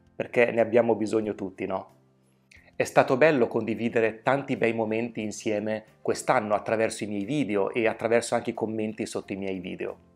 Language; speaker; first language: Italian; native; Italian